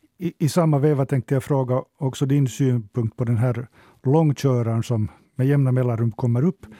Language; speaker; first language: Swedish; native; Swedish